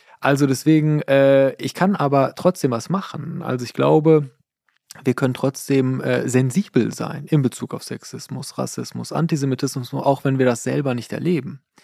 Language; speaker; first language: German; early bilingual, other home language; Persian